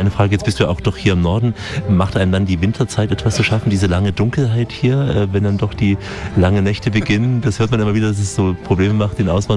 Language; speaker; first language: German; native; German